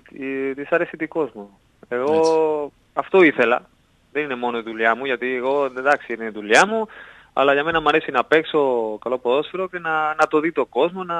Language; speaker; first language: Greek; non-native, learner; Spanish